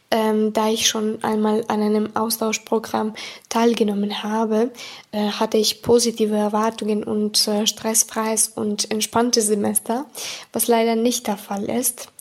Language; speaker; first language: German; non-native, fluent; Serbian